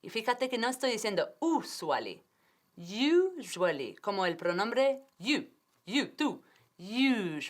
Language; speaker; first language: Spanish; non-native, fluent; English